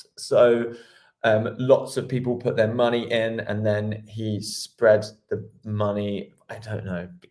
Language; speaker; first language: English; native; English